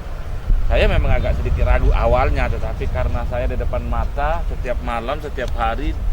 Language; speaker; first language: Indonesian; non-native, local second language; Sasak